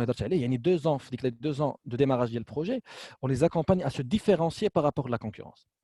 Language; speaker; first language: French; non-native, local second language; Arabic